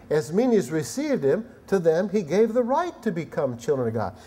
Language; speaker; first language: English; native; English